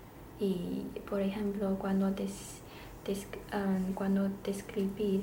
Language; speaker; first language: Spanish; non-native, learner; Chinese